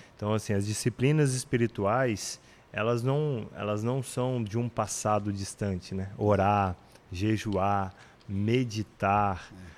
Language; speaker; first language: Portuguese; native; Portuguese